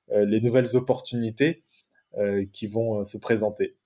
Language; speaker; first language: French; native; French